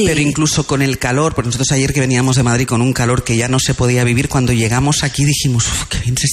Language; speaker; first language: Spanish; native; Spanish